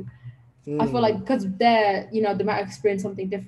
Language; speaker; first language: English; native; English